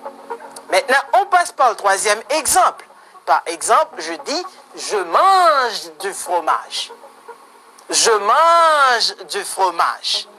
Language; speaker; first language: French; non-native, fluent; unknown